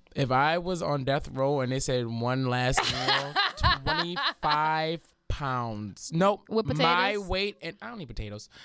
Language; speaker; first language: English; native; English